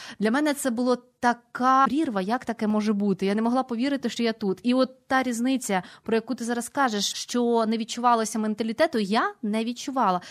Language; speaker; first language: Ukrainian; native; Ukrainian